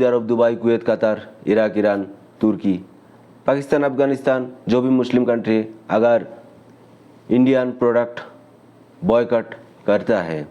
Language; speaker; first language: Hindi; non-native, local second language; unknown